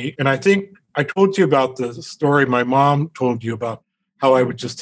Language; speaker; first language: English; native; English